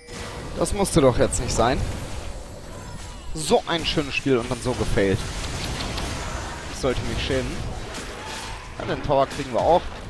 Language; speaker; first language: German; native; German